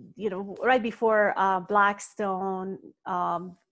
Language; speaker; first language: English; non-native, fluent; Persian